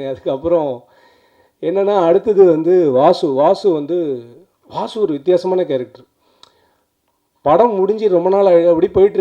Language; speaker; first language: Tamil; native; Tamil